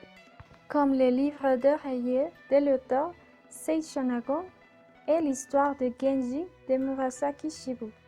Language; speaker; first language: French; non-native, learner; Spanish